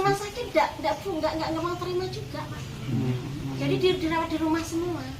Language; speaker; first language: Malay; non-native, local second language; Javanese